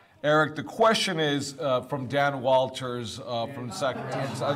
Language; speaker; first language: English; early bilingual, other home language; Spanish